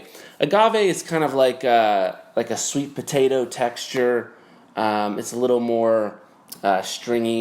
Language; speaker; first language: English; native; English